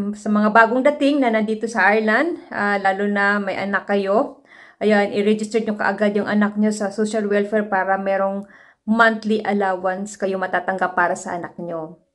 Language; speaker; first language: Filipino; native; Filipino